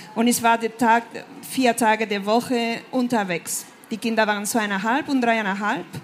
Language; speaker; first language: German; non-native, fluent; Spanish